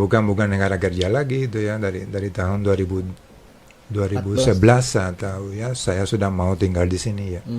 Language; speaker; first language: Indonesian; non-native, fluent; Spanish